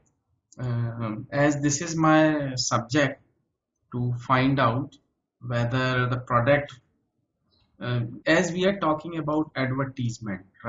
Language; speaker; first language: English; non-native, local second language; Hindi